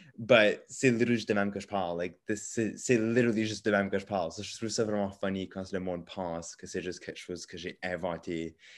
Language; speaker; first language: French; native; French